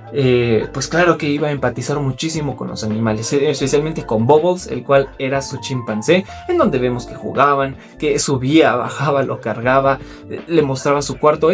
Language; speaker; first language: Spanish; native; Spanish